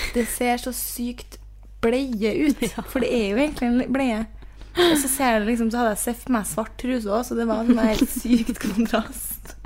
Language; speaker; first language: Norwegian; native; Norwegian